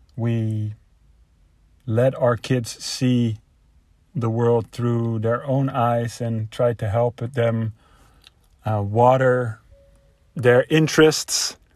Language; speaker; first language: English; non-native, fluent; Dutch